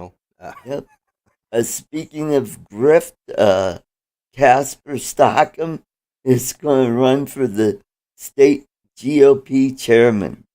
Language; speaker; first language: English; native; English